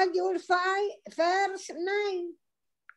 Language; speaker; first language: English; non-native, learner; Spanish